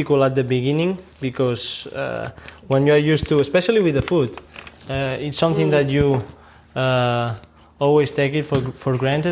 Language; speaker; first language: English; non-native, fluent; Catalan